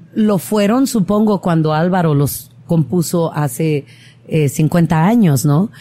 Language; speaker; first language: Spanish; native; Spanish